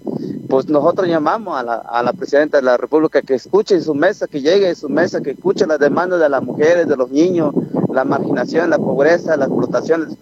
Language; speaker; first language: Spanish; non-native, local second language; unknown